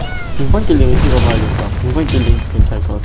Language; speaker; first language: Korean; native; Korean